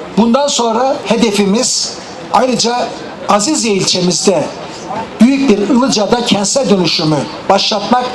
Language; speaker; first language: Turkish; native; Turkish